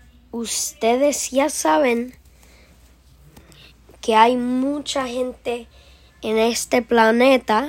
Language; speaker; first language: Spanish; early bilingual, heritage; Spanish